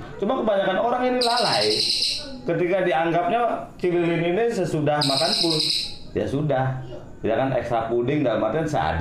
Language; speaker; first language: Indonesian; non-native, local second language; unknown